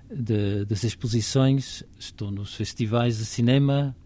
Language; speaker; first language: Portuguese; non-native, fluent; Dutch